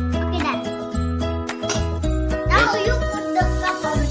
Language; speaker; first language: English; non-native, learner; Indonesian